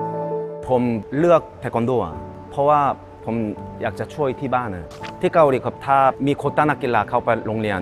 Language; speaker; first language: Thai; non-native, fluent; Korean